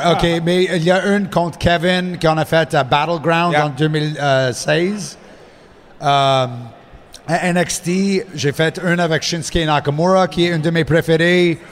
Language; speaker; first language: French; non-native, fluent; English